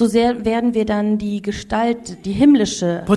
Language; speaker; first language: German; native; German